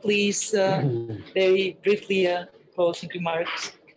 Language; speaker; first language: English; non-native, fluent; Bulgarian